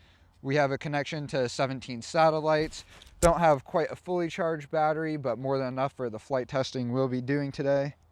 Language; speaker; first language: English; native; English